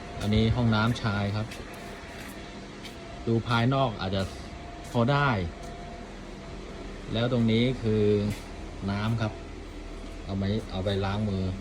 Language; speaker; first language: Thai; non-native, fluent; Chinese